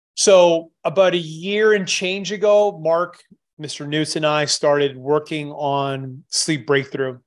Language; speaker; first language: English; native; English